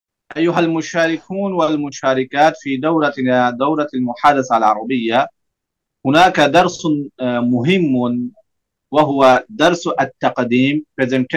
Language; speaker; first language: Arabic; non-native, fluent; Bangla